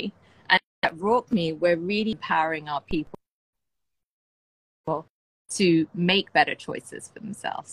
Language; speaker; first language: English; native; English